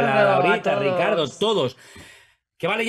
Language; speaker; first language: Spanish; native; Spanish